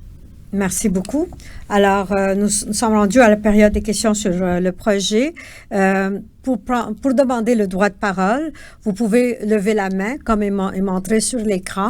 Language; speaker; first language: French; native; French